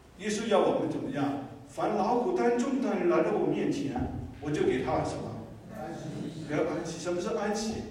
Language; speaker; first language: Chinese; non-native, local second language; Cantonese